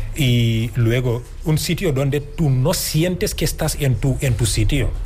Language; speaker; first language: Spanish; non-native, fluent; Wolof